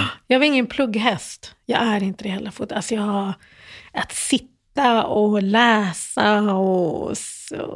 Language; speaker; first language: Swedish; early bilingual, other home language; Arabic